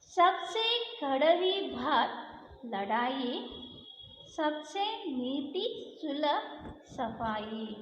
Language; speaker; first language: Hindi; non-native, local second language; Kannada